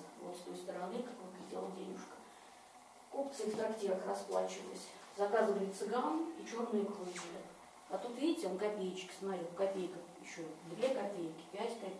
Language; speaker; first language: Russian; native; Russian